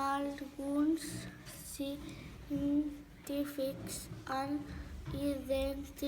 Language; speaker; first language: Catalan; non-native, local second language; Spanish